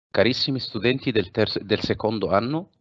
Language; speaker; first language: Italian; non-native, fluent; Arabic